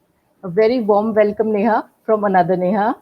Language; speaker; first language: English; non-native, local second language; Hindi